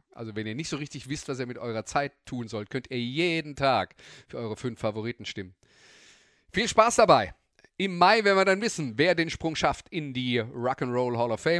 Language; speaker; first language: German; native; German